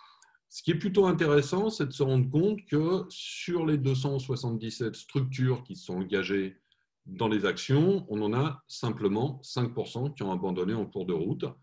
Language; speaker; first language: French; native; French